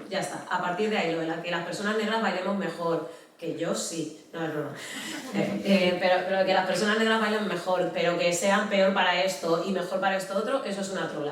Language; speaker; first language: Spanish; native; Spanish